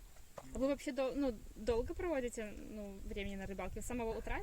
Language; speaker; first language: Russian; native; Russian